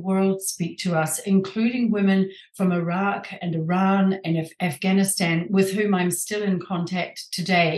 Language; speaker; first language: English; native; English